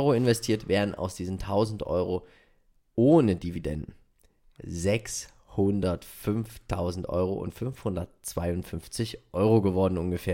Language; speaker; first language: German; native; German